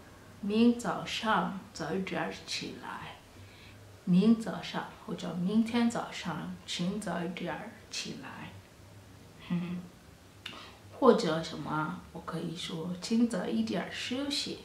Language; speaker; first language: Chinese; non-native, fluent; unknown